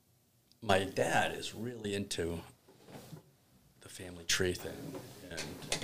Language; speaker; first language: English; native; English